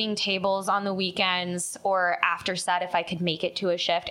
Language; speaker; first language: English; native; English